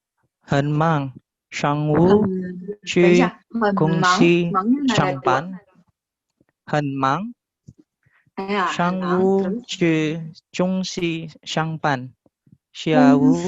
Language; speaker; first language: Chinese; non-native, learner; Indonesian